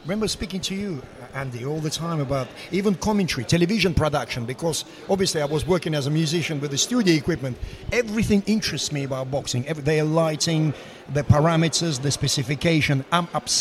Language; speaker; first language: English; non-native, fluent; Russian